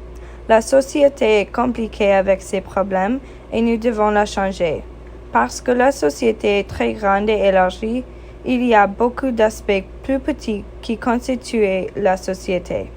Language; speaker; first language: French; non-native, fluent; English